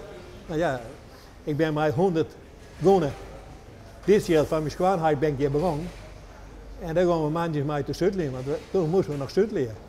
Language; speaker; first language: Dutch; native; Dutch